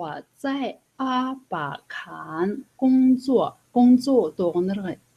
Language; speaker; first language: Chinese; non-native, learner; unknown